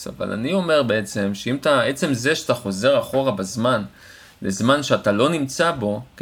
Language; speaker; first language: Hebrew; native; Hebrew